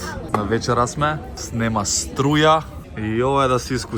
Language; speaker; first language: Macedonian; native; Macedonian